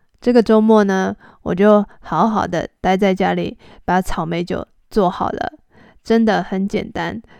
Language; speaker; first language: Chinese; native; Chinese